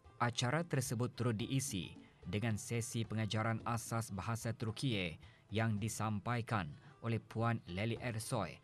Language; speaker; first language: Malay; native; Malay